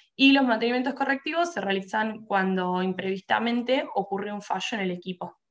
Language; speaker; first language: Spanish; native; Spanish